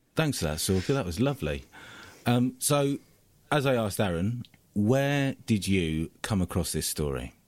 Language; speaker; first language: English; native; English